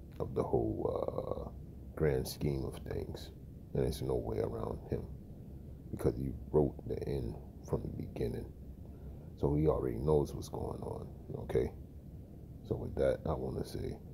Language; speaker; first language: English; native; English